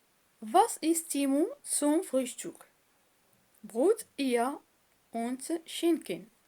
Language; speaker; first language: German; non-native, learner; Arabic